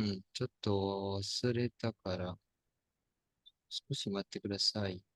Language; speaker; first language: Japanese; non-native, fluent; Indonesian